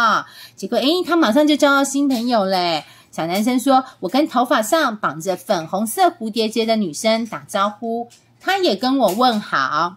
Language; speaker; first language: Chinese; native; Chinese